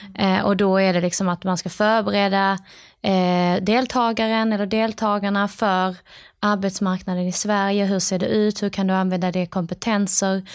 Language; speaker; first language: Swedish; native; Swedish